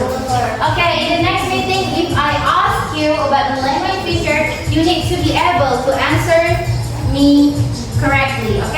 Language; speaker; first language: English; non-native, learner; Indonesian